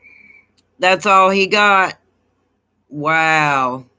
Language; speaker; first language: English; native; English